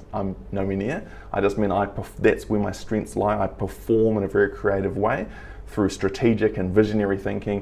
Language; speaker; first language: English; native; English